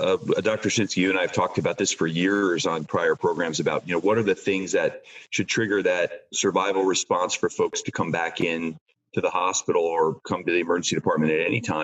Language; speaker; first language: English; native; English